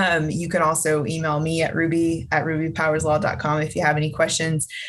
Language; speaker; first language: English; native; English